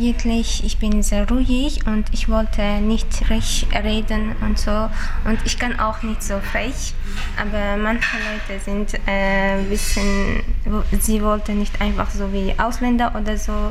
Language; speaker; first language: German; non-native, learner; Uzbek